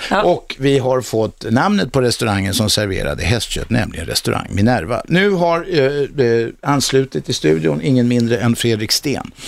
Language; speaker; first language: Swedish; native; Swedish